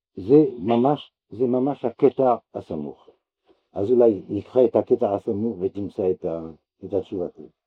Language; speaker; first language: Hebrew; non-native, fluent; French